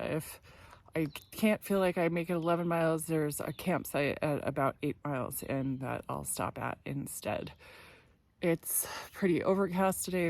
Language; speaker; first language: English; native; English